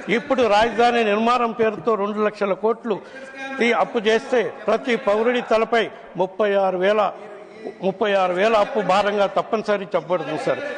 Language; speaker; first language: Telugu; native; Telugu